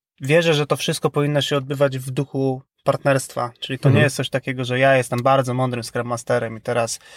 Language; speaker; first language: Polish; native; Polish